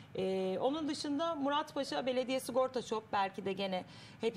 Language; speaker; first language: Turkish; native; Turkish